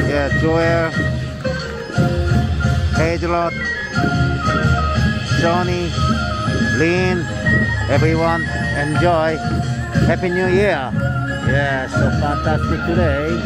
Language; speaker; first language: English; non-native, learner; Korean